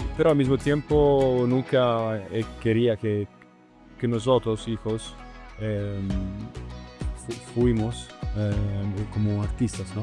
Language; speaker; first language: Spanish; non-native, learner; Italian